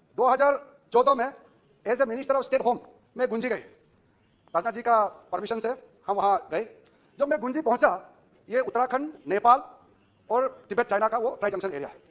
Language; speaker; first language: Hindi; non-native, local second language; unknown